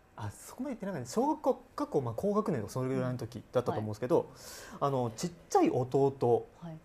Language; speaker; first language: Japanese; native; Japanese